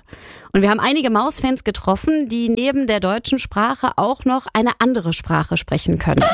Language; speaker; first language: German; native; German